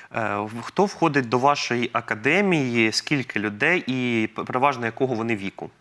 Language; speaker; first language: Ukrainian; native; Ukrainian